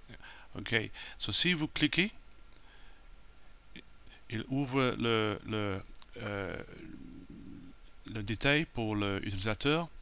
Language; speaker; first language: French; non-native, learner; English